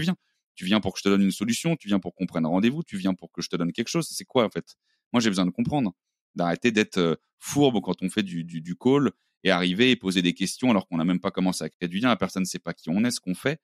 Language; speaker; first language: French; native; French